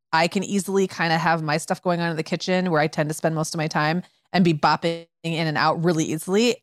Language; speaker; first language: English; native; English